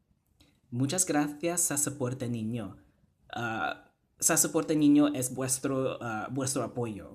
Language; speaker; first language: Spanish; non-native, fluent; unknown